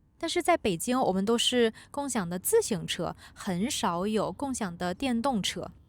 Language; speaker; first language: Chinese; native; Chinese